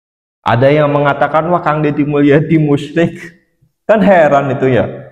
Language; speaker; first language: Indonesian; native; Indonesian